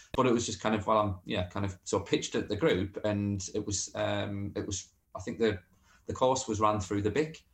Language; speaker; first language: English; native; English